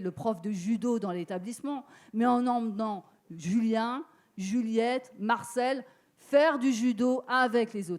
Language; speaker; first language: French; native; French